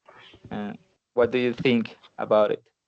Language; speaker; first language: English; non-native, learner; Spanish